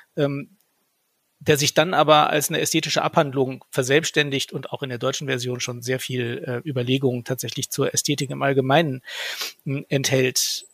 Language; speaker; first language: German; native; German